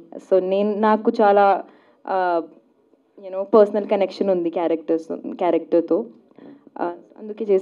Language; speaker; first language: Telugu; non-native, learner; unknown